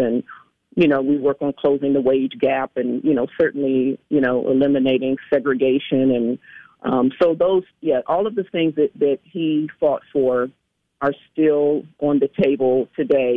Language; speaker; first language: English; native; English